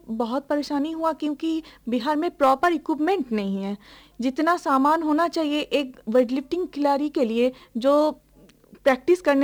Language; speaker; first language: Hindi; non-native, local second language; Bangla